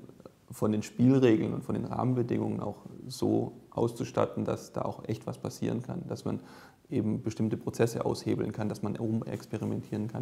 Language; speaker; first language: German; native; German